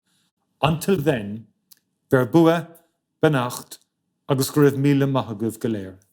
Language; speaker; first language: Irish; non-native, local second language; English